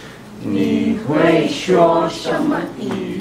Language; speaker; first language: Chinese; non-native, learner; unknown